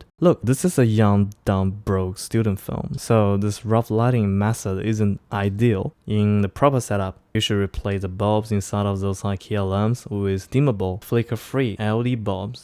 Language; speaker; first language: English; non-native, fluent; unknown